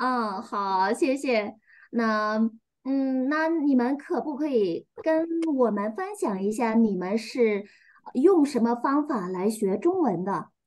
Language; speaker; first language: Chinese; non-native, fluent; Vietnamese